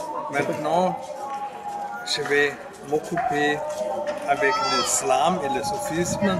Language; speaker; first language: French; non-native, fluent; German